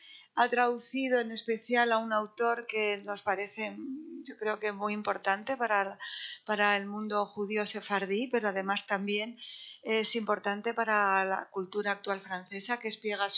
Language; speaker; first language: Spanish; native; Spanish